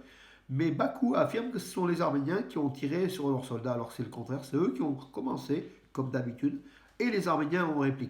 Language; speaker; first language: French; native; French